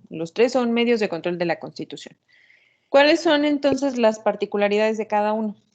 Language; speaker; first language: Spanish; native; Spanish